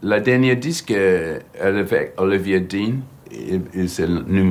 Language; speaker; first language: French; non-native, fluent; English